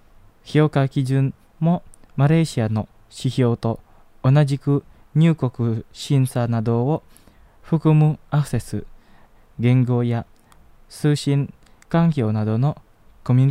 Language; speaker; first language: Japanese; non-native, fluent; Indonesian